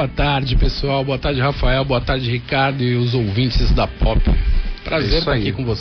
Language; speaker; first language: Portuguese; native; Portuguese